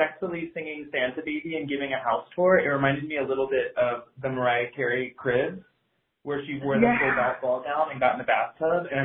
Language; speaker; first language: English; native; English